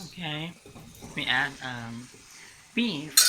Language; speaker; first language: English; non-native, learner; Thai